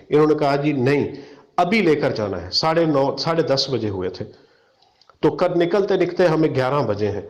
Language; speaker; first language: Urdu; non-native, local second language; Punjabi